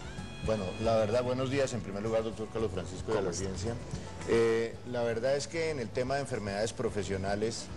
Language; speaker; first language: Spanish; native; Spanish